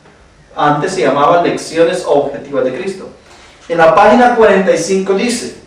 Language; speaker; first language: Spanish; native; Spanish